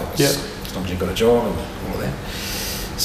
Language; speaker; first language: English; native; English